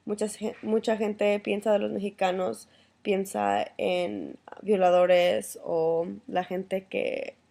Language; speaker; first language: Spanish; early bilingual, heritage; Spanish